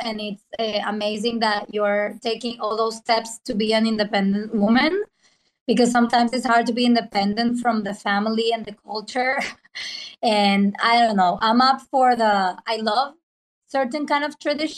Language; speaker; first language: English; non-native, fluent; Spanish